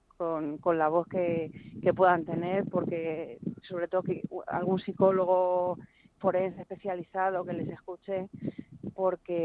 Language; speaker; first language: Spanish; native; Spanish